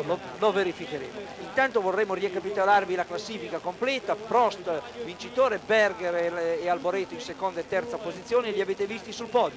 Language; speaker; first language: Italian; native; Italian